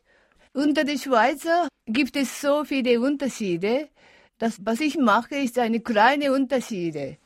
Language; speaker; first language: German; non-native, fluent; Japanese